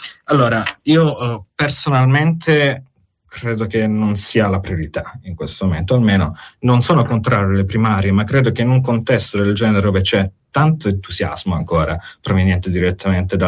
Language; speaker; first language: Italian; native; Italian